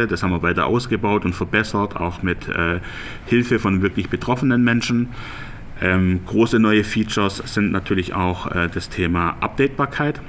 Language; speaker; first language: German; native; German